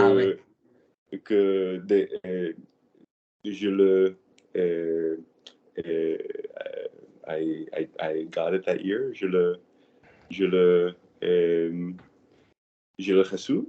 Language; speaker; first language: French; non-native, learner; Spanish